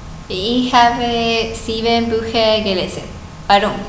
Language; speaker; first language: German; non-native, learner; Spanish